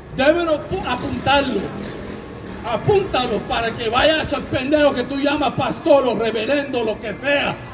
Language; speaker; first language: Spanish; early bilingual, heritage; Spanish